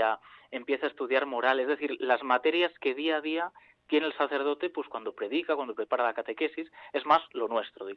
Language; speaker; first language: Spanish; native; Spanish